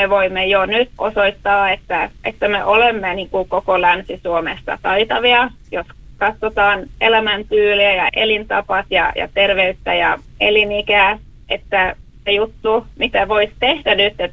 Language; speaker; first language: Finnish; non-native, local second language; Swedish